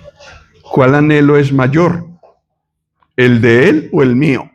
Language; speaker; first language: Spanish; native; Spanish